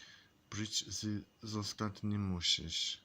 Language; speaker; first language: Czech; non-native, learner; English